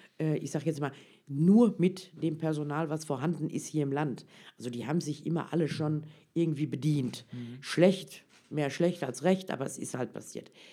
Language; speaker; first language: German; early bilingual, other home language; Turkish